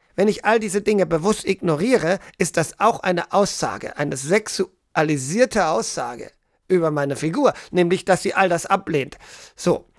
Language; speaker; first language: German; native; German